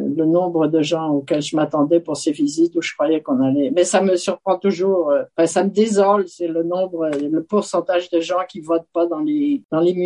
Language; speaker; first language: French; native; French